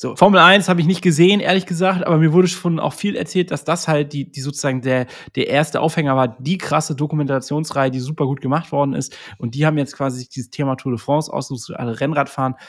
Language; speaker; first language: German; native; German